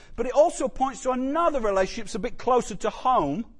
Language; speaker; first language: English; native; English